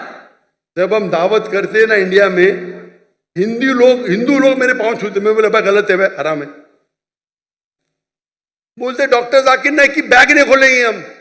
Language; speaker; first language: Hindi; non-native, local second language; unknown